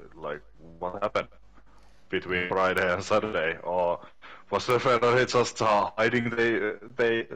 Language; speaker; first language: English; non-native, learner; Finnish